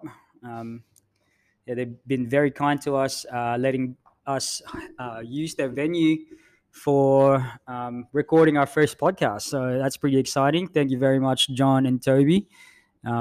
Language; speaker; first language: English; non-native, local second language; Filipino